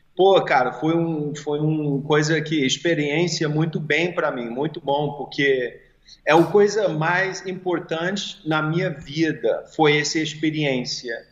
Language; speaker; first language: Portuguese; early bilingual, heritage; Portuguese